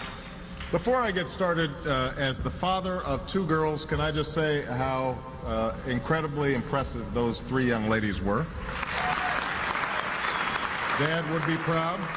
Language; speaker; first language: English; native; English